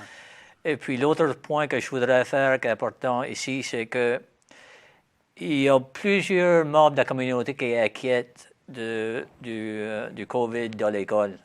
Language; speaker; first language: French; native; French